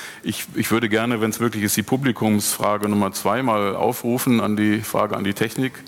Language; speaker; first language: German; native; German